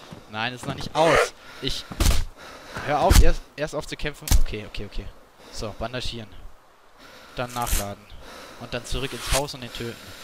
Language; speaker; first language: German; native; German